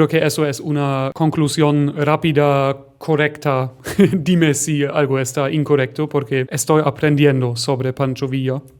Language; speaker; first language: Spanish; non-native, fluent; German